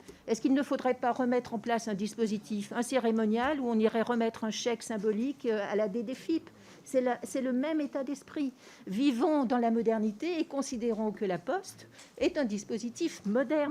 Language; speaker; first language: French; native; French